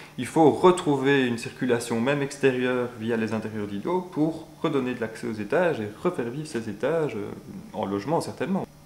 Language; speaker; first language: French; native; French